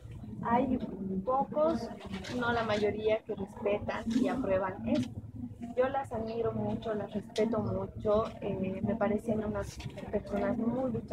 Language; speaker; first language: Spanish; non-native, local second language; Aymara